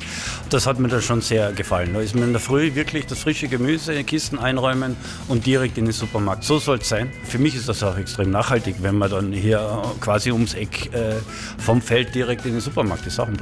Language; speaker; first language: German; native; German